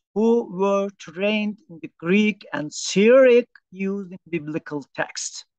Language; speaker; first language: English; non-native, fluent; Turkish